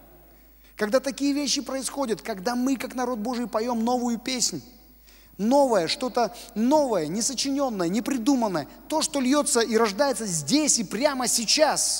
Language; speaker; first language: Russian; native; Russian